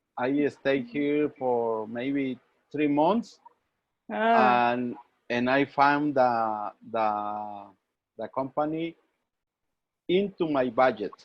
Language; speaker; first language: English; non-native, learner; Spanish